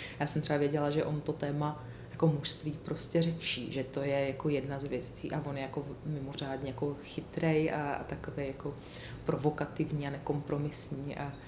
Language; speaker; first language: Czech; native; Czech